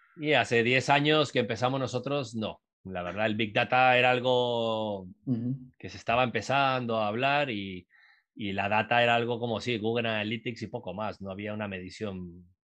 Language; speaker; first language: Spanish; native; Spanish